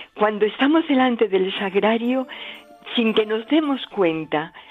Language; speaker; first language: Spanish; native; Spanish